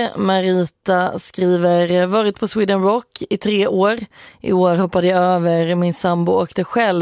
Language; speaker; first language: Swedish; native; Swedish